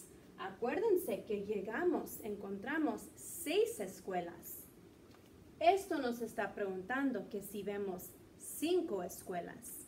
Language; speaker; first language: Spanish; early bilingual, heritage; Spanish